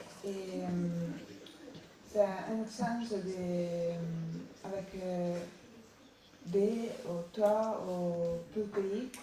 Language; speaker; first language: French; non-native, learner; Italian